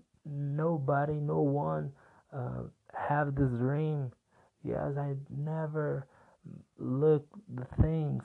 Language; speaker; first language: English; non-native, learner; Portuguese